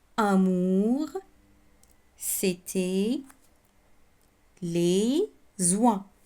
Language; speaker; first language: French; non-native, local second language; Arabic